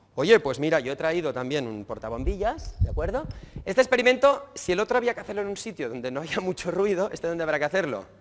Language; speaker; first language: Spanish; native; Spanish